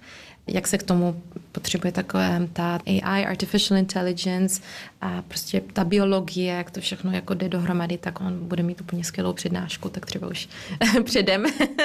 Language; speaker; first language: Czech; early bilingual, heritage; Czech